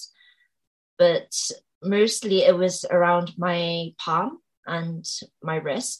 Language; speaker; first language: English; native; English